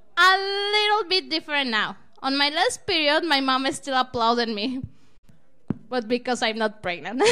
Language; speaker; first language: English; non-native, learner; Spanish